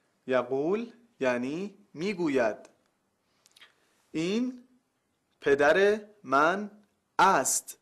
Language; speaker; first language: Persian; non-native, learner; Arabic